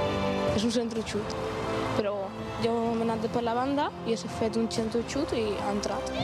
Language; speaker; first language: Catalan; early bilingual, other home language; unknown